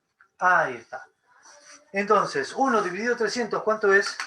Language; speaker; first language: Spanish; native; Spanish